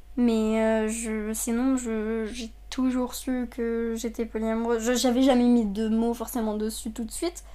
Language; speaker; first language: French; non-native, fluent; Arabic